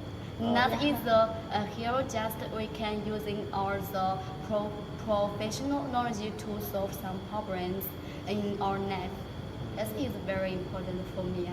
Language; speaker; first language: English; non-native, learner; Chinese